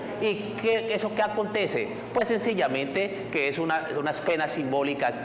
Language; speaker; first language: Spanish; native; Spanish